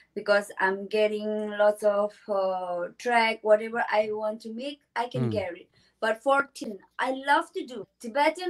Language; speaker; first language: English; non-native, learner; Tibetan